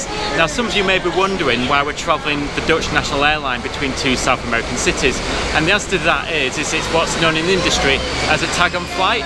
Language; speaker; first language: English; native; English